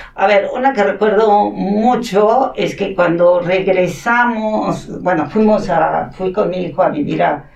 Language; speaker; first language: Spanish; non-native, local second language; Catalan